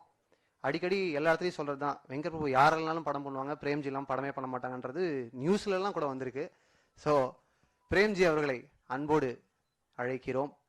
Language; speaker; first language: Tamil; native; Tamil